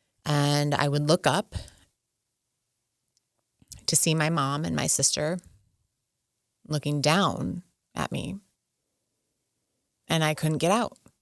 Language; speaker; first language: English; native; English